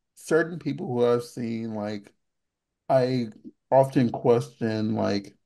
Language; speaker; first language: English; native; English